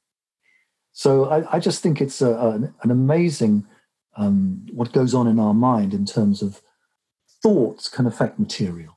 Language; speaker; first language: English; native; English